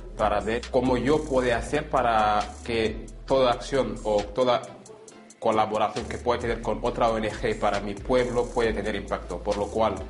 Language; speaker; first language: Spanish; non-native, fluent; Wolof